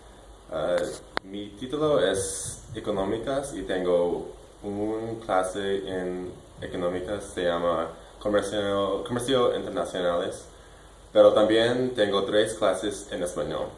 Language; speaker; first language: Spanish; non-native, learner; English